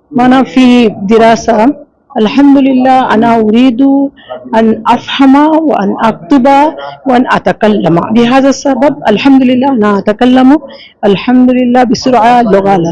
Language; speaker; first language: Arabic; non-native, fluent; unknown